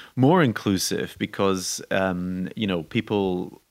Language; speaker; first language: English; native; English